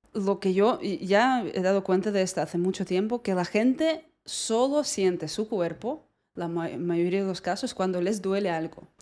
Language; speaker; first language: Spanish; non-native, fluent; Russian